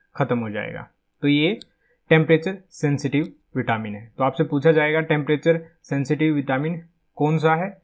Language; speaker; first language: Hindi; native; Hindi